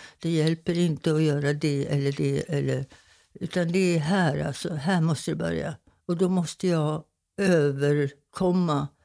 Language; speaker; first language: Swedish; native; Swedish